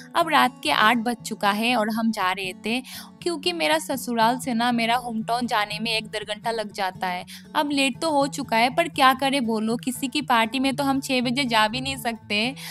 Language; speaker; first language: Hindi; non-native, local second language; Bangla